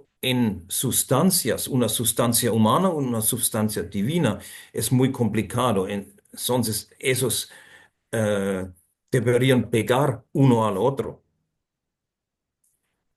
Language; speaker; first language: Spanish; non-native, fluent; German